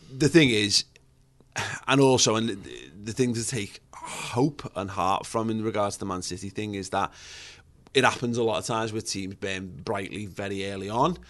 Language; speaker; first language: English; native; English